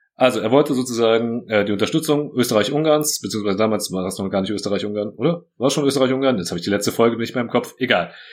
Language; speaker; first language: German; early bilingual, other home language; Croatian